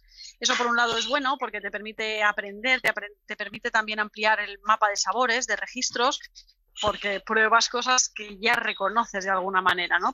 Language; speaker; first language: Spanish; native; Spanish